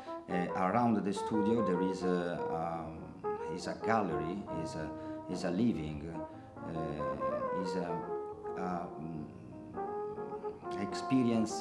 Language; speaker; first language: English; non-native, learner; Italian